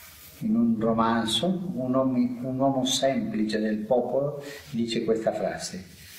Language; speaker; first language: Italian; non-native, fluent; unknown